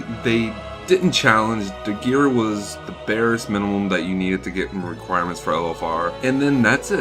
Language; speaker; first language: English; native; English